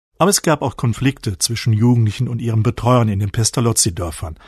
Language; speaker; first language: German; native; German